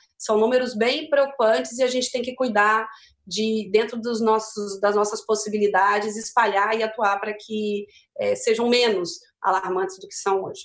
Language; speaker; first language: Portuguese; native; Portuguese